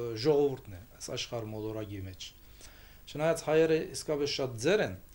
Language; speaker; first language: Armenian; early bilingual, heritage; Armenian